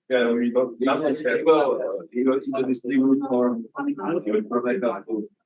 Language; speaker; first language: English; non-native, learner; Czech